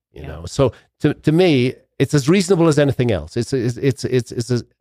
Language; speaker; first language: English; native; English